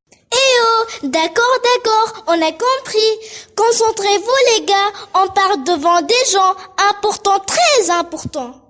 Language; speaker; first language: French; non-native, learner; Arabic